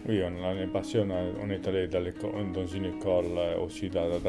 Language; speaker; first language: French; non-native, fluent; Italian